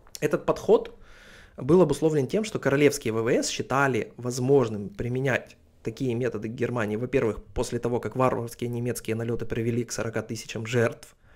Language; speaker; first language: Russian; native; Russian